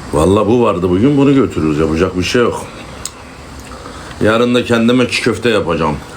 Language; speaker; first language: Turkish; native; Turkish